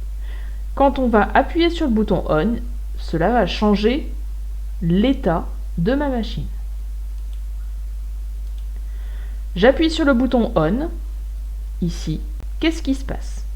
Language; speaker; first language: French; native; French